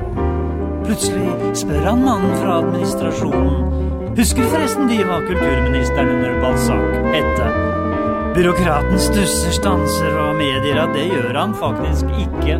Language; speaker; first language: Norwegian; native; Norwegian